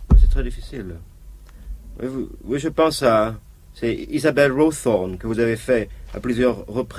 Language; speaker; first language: French; native; French